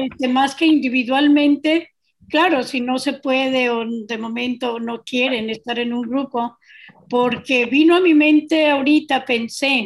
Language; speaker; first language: Spanish; native; Spanish